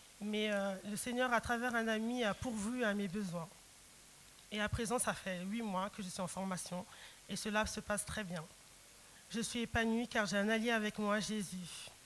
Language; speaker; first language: French; early bilingual, other home language; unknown